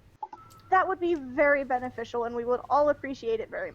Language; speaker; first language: English; native; English